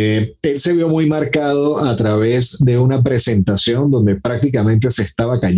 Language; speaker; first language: Spanish; native; Spanish